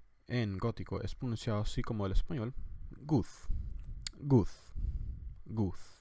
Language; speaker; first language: Spanish; non-native, fluent; English